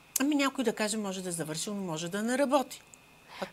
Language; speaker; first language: Bulgarian; native; Bulgarian